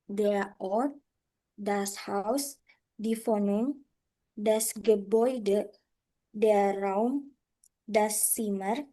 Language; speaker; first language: German; non-native, learner; Indonesian